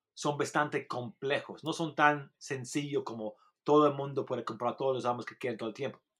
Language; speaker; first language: Spanish; non-native, fluent; English